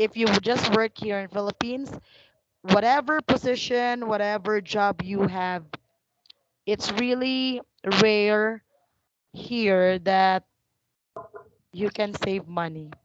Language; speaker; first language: English; non-native, fluent; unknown